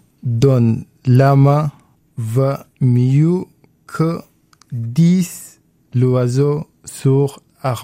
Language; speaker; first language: French; non-native, learner; Arabic